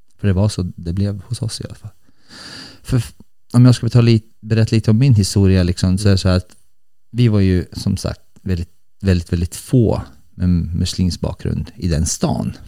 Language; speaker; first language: Swedish; early bilingual, other home language; Bosnian